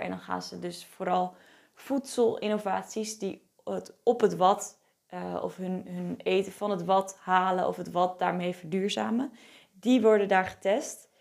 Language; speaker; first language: Dutch; native; Dutch